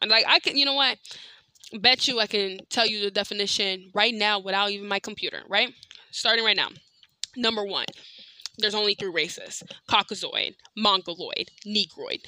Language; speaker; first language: English; native; English